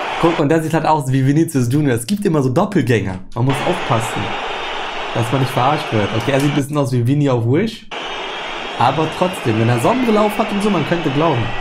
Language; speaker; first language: German; native; German